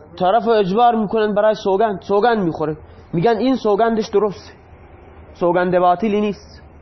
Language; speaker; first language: Persian; non-native, local second language; Baluchi